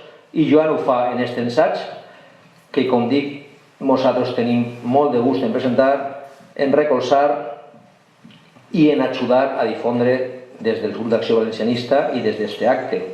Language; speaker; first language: Catalan; native; Catalan